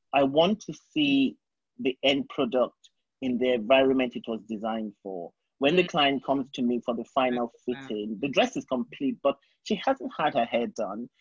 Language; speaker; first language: English; non-native, local second language; Yoruba